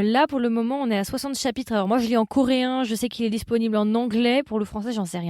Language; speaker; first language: French; native; French